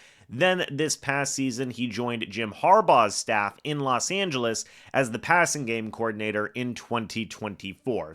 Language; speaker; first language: English; native; English